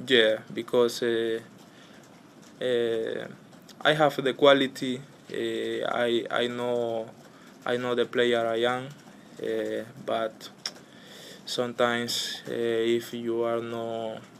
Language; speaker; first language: English; non-native, learner; Spanish